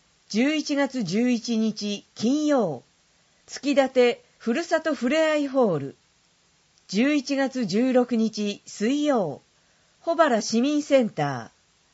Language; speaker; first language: Japanese; native; Japanese